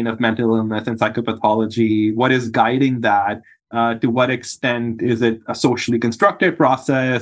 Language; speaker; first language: English; non-native, local second language; Urdu